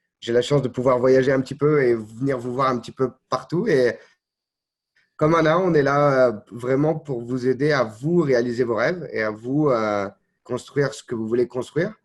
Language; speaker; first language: French; native; French